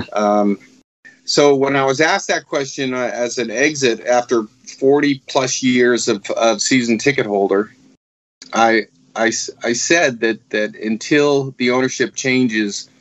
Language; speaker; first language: English; native; English